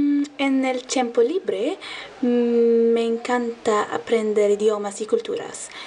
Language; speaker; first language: Spanish; non-native, learner; Arabic